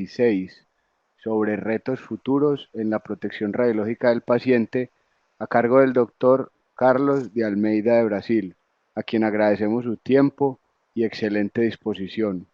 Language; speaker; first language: Spanish; native; Spanish